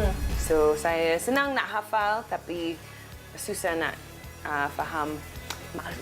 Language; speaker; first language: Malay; non-native, learner; English